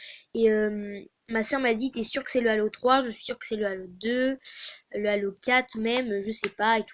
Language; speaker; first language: French; native; French